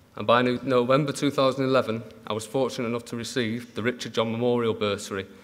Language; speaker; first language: English; native; English